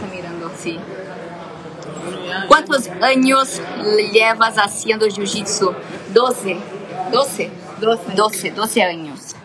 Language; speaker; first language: Spanish; non-native, learner; Portuguese